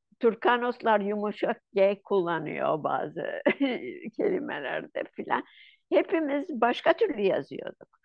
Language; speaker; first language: Turkish; non-native, local second language; Ladino